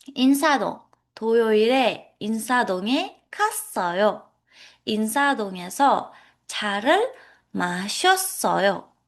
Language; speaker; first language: Korean; non-native, fluent; Uzbek